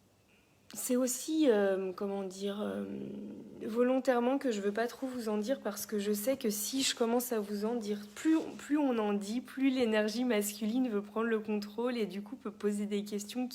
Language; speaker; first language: French; native; French